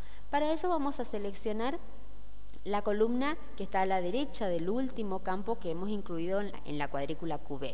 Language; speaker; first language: Spanish; native; Spanish